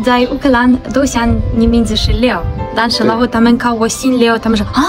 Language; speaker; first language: Chinese; non-native, learner; Ukrainian